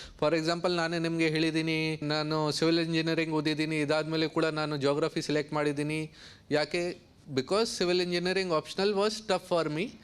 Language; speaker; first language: Kannada; non-native, learner; Hindi